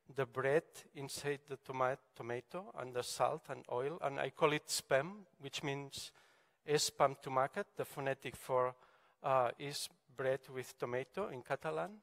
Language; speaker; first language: English; non-native, fluent; Catalan